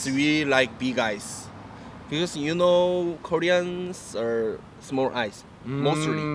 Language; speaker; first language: English; non-native, learner; Korean